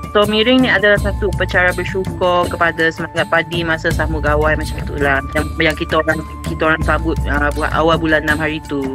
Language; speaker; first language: Malay; non-native, local second language; Iban